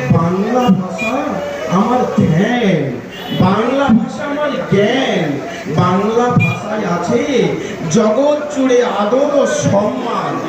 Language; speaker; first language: Bangla; native; Bangla